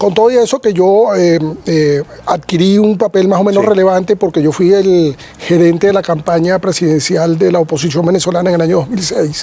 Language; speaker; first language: Spanish; native; Spanish